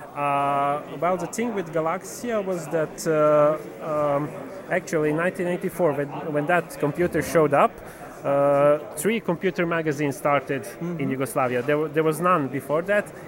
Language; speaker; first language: English; non-native, fluent; Serbian